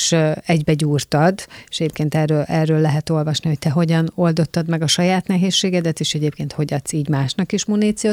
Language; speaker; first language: Hungarian; native; Hungarian